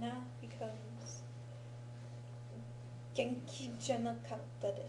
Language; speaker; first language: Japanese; non-native, learner; English